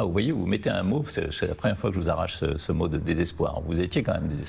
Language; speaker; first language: French; native; French